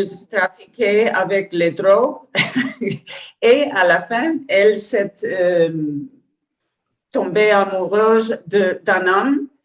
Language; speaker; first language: French; non-native, learner; Spanish